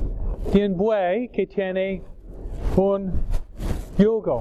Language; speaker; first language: Spanish; non-native, fluent; English